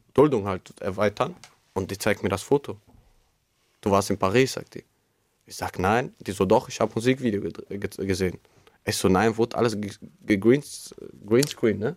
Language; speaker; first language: German; non-native, fluent; Albanian